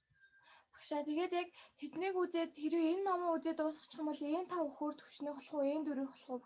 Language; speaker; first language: Mongolian; native; Mongolian